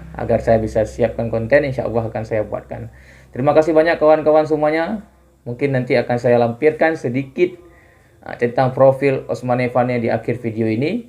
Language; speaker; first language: Indonesian; non-native, local second language; Achinese